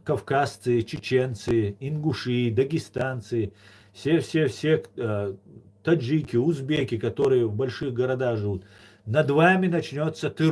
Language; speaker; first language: Russian; non-native, local second language; Chechen